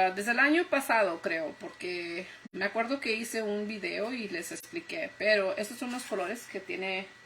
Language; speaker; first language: Spanish; early bilingual, heritage; Spanish